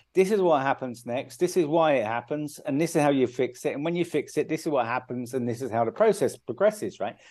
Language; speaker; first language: English; native; English